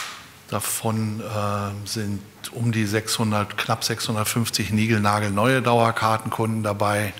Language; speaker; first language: German; native; German